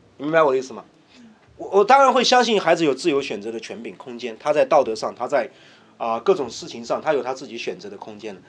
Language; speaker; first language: Chinese; native; Chinese